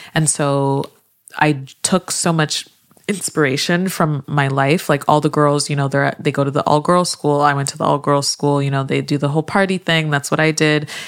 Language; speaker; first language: English; native; English